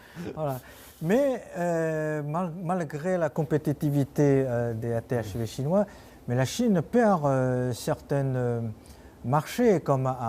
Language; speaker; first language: French; non-native, fluent; Chinese